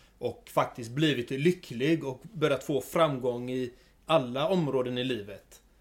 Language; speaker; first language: Swedish; native; Swedish